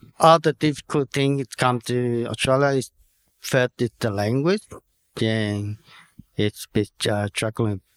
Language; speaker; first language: English; non-native, learner; Vietnamese